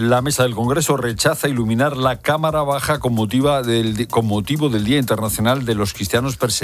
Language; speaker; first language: Spanish; native; Spanish